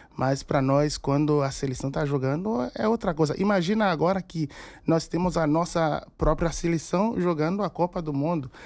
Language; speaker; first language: Portuguese; non-native, fluent; Haitian Creole